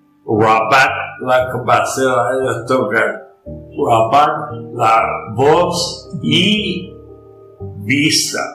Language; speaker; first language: Spanish; non-native, learner; English